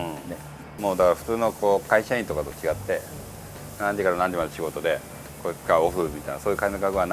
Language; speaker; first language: Japanese; native; Japanese